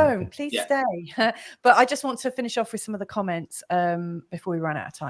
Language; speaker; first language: English; native; English